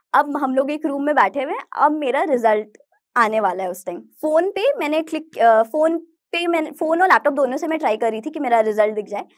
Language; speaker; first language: Hindi; native; Hindi